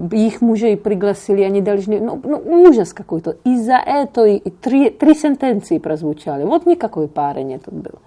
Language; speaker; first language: Russian; non-native, fluent; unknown